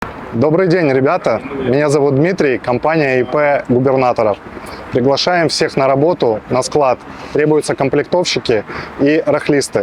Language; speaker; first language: Russian; native; Russian